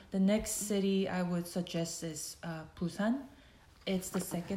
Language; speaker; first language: English; non-native, fluent; Korean